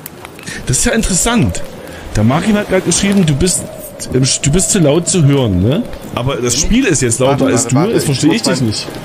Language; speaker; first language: German; native; German